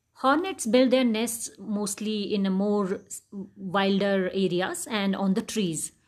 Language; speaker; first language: English; non-native, local second language; Dogri